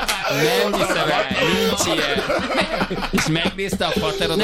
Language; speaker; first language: Hungarian; native; Hungarian